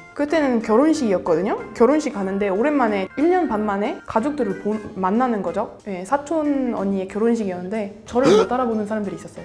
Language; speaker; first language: Korean; non-native, fluent; French